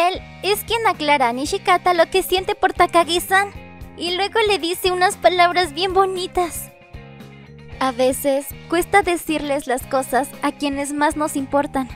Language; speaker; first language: Spanish; native; Spanish